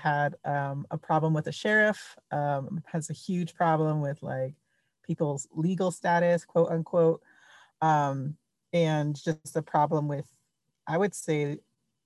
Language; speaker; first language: English; early bilingual, other home language; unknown